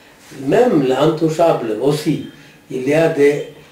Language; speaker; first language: French; non-native, learner; Tamil